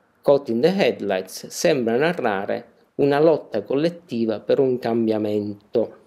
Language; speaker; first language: Italian; native; Italian